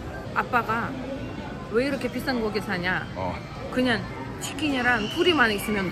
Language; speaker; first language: Korean; non-native, fluent; Russian